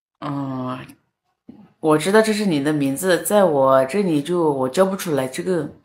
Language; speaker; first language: Chinese; native; Chinese